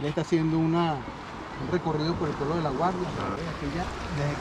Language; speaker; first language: Spanish; native; Spanish